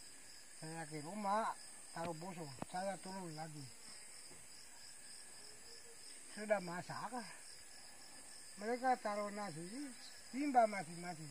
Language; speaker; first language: Indonesian; non-native, local second language; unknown